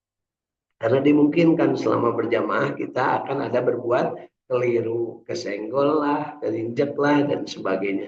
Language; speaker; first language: Indonesian; native; Indonesian